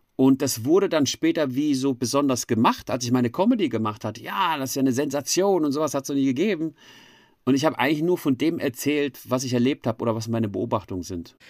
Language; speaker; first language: German; native; German